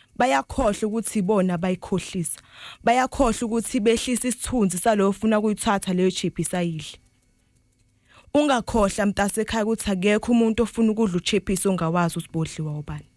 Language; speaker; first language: Zulu; non-native, local second language; Swati